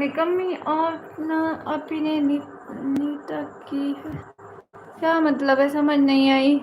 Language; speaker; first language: Urdu; non-native, local second language; Punjabi